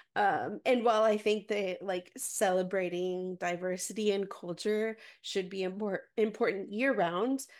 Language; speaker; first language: English; native; English